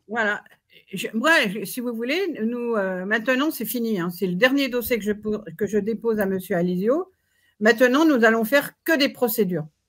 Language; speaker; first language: French; native; French